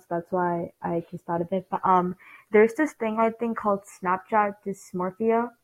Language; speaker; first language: English; early bilingual, other home language; Tamil